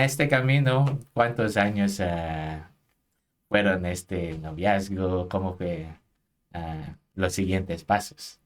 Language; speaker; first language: Spanish; non-native, fluent; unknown